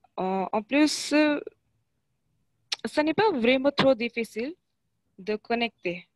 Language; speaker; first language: French; non-native, fluent; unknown